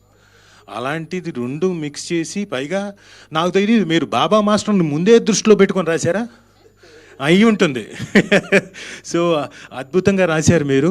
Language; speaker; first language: Telugu; native; Telugu